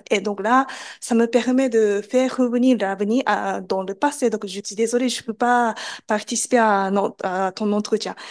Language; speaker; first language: French; non-native, fluent; Japanese